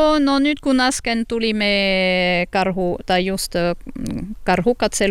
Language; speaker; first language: Finnish; non-native, learner; French